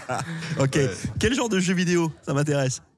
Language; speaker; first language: French; native; French